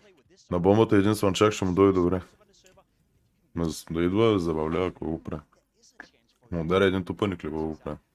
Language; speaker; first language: Bulgarian; native; Bulgarian